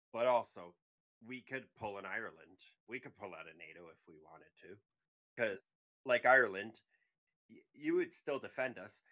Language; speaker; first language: English; native; English